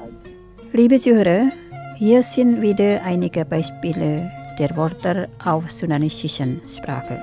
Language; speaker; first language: German; non-native, fluent; Indonesian